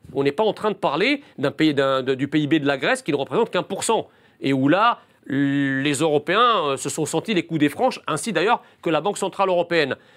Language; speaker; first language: French; early bilingual, other home language; Arabic